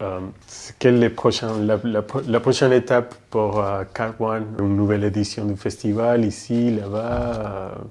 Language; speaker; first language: French; non-native, fluent; Spanish